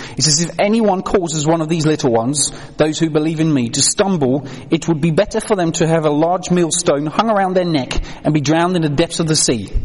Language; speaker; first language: English; non-native, fluent; Dutch